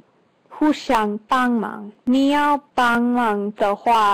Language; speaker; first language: Chinese; non-native, learner; English